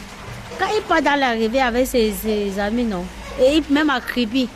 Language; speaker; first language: French; non-native, learner; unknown